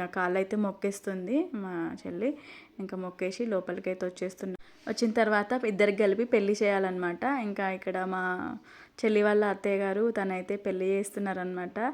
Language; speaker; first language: Telugu; non-native, local second language; Lambadi